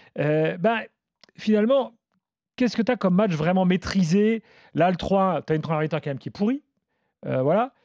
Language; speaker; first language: French; native; French